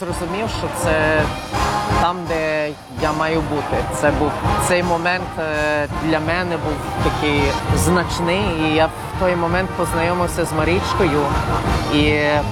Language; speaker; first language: Ukrainian; non-native, fluent; English